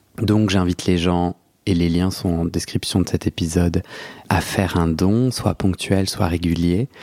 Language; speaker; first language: French; native; French